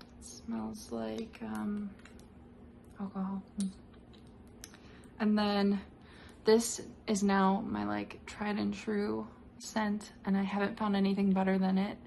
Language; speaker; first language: English; native; English